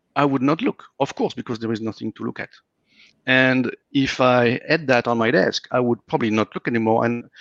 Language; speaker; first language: English; non-native, fluent; French